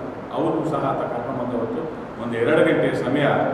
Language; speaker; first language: Kannada; native; Kannada